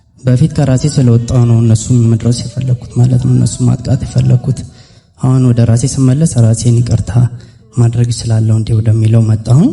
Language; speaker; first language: Amharic; non-native, local second language; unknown